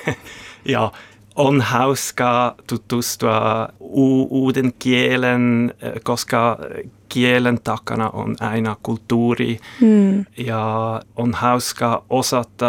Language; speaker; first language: Finnish; non-native, fluent; German